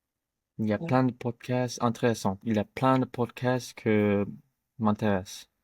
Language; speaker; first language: French; non-native, learner; English